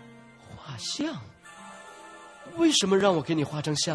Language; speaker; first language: Chinese; native; Chinese